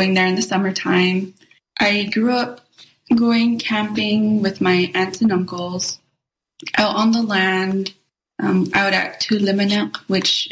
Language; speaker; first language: English; native; English